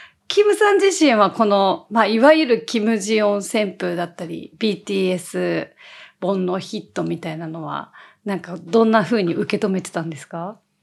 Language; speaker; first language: Japanese; native; Japanese